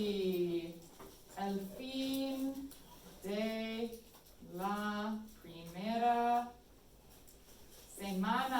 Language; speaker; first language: Spanish; non-native, fluent; English